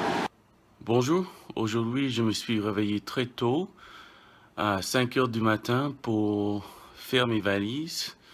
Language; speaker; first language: French; non-native, learner; English